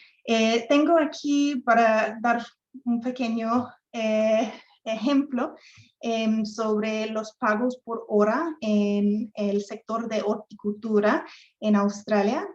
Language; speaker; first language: Spanish; non-native, fluent; English